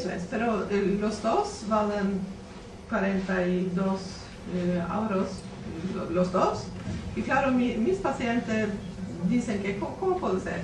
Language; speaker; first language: Spanish; non-native, learner; Norwegian